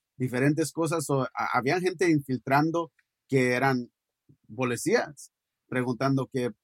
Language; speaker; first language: Spanish; early bilingual, heritage; Spanish